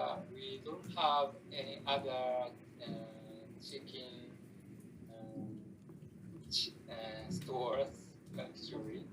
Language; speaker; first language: English; non-native, learner; Japanese